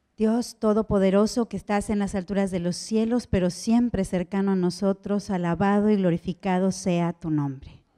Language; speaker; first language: Spanish; native; Spanish